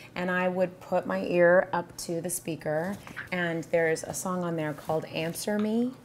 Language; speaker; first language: English; native; English